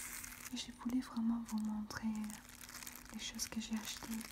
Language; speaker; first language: French; non-native, fluent; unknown